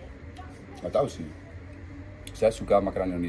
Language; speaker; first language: Indonesian; early bilingual, heritage; Dutch